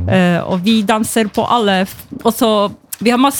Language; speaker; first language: Norwegian; non-native, fluent; Polish